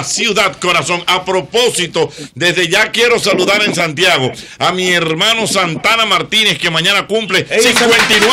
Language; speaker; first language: Spanish; native; Spanish